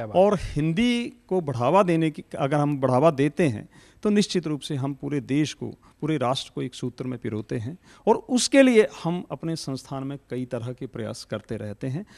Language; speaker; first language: Hindi; native; Hindi